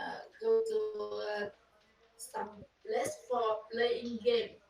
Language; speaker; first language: English; non-native, learner; Vietnamese